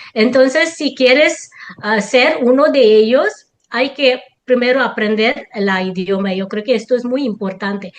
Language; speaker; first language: Spanish; non-native, fluent; Tamil